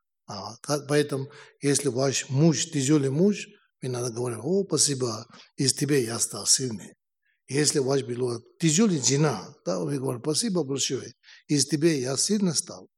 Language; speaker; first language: Russian; non-native, learner; Tibetan